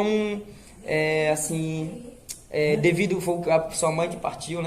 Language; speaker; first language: Portuguese; native; Portuguese